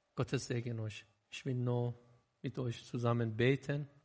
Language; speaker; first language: German; non-native, learner; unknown